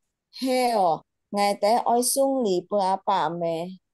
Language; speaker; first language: Chinese; non-native, learner; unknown